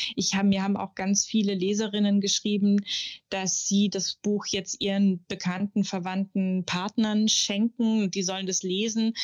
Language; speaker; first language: German; native; German